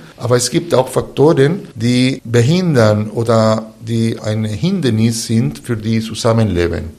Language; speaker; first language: German; non-native, fluent; Spanish